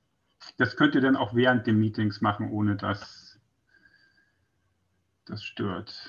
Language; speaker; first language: German; native; German